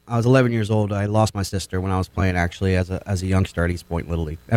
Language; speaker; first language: English; native; English